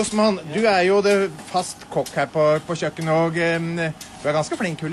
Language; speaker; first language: Norwegian; native; Norwegian